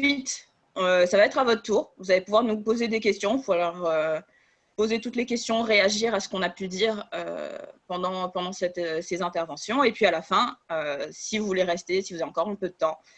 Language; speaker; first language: French; native; French